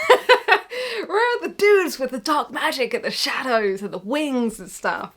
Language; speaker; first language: English; native; English